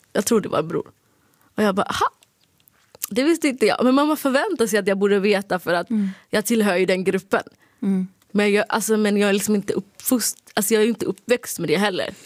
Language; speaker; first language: Swedish; early bilingual, other home language; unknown